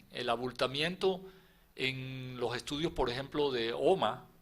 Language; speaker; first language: Spanish; native; Spanish